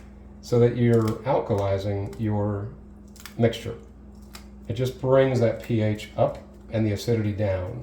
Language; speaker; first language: English; native; English